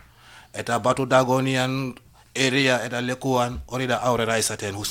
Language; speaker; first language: Basque; non-native, learner; Wolof